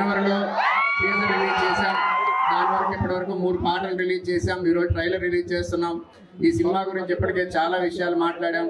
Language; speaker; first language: Telugu; native; Telugu